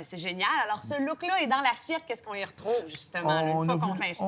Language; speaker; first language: French; native; French